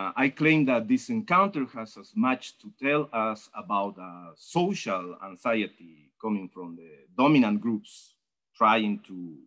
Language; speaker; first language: English; non-native, fluent; Spanish